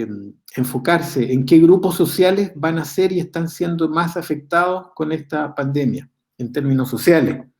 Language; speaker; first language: Spanish; native; Spanish